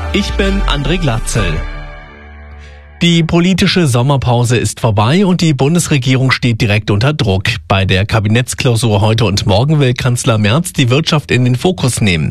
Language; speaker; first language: German; native; German